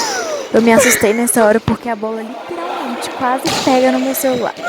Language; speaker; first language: Portuguese; native; Portuguese